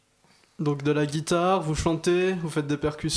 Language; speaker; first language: French; native; French